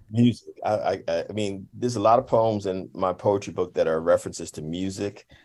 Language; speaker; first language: English; native; English